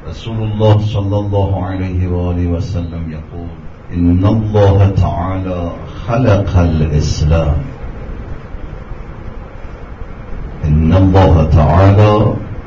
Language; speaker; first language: Arabic; non-native, fluent; Persian